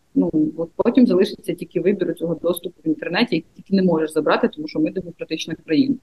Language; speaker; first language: Ukrainian; native; Ukrainian